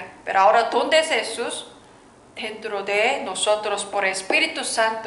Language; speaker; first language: Spanish; non-native, learner; Korean